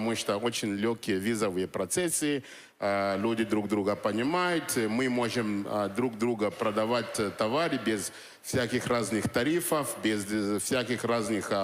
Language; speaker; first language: Russian; non-native, fluent; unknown